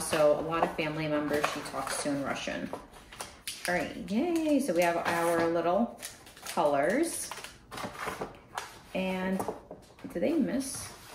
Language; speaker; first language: English; early bilingual, other home language; Russian